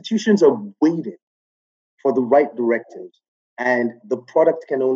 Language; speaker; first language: English; non-native, local second language; Yoruba